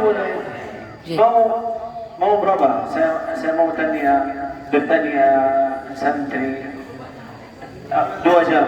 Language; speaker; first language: Indonesian; non-native, learner; Arabic